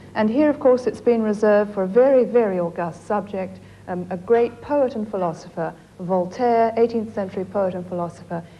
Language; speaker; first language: English; native; English